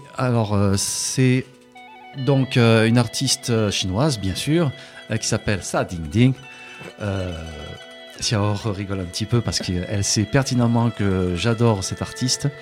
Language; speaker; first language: French; native; French